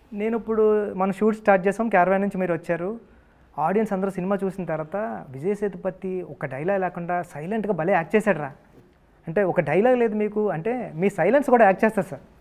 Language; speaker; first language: Telugu; native; Telugu